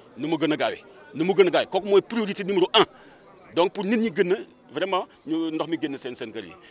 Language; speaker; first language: French; non-native, local second language; Wolof